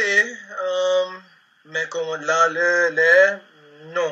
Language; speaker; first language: French; non-native, learner; Spanish